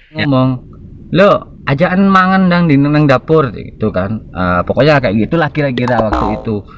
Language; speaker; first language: Indonesian; non-native, local second language; Madurese